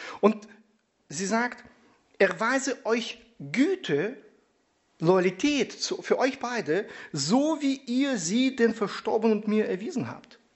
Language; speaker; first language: German; non-native, fluent; Russian